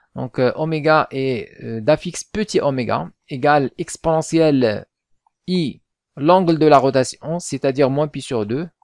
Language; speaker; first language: French; non-native, local second language; Arabic